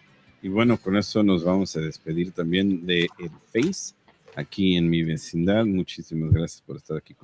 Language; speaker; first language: Spanish; early bilingual, heritage; Spanish